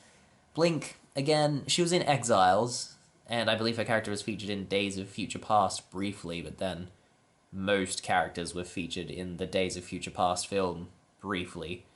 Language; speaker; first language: English; native; English